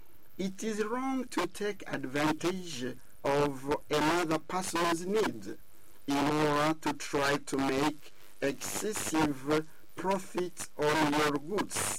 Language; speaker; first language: English; non-native, fluent; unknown